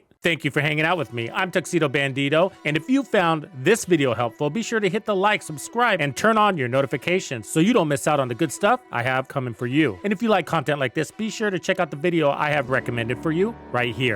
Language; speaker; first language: English; native; English